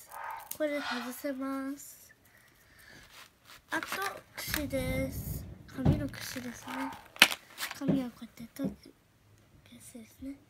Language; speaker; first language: Japanese; early bilingual, other home language; Portuguese